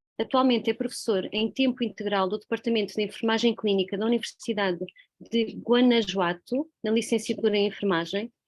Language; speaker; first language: Portuguese; native; Portuguese